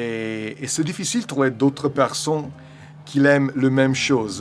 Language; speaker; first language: French; non-native, learner; Italian